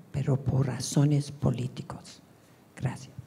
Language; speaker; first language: Spanish; non-native, fluent; English